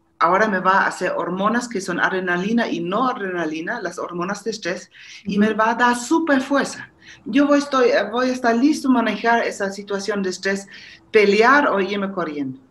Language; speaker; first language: Spanish; non-native, fluent; German